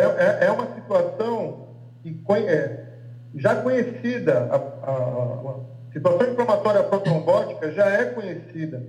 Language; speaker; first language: Portuguese; native; Portuguese